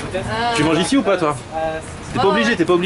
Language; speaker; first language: French; native; French